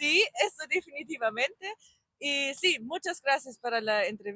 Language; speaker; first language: Spanish; non-native, learner; German